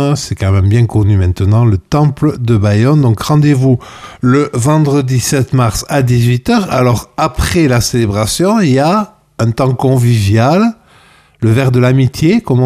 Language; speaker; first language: French; native; French